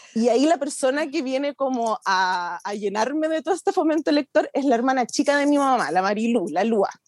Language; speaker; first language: Spanish; native; Spanish